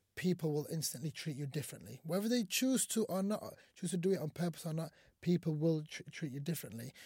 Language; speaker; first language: English; early bilingual, other home language; Somali